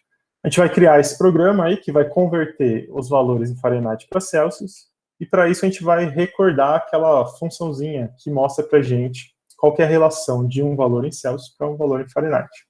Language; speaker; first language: Portuguese; native; Portuguese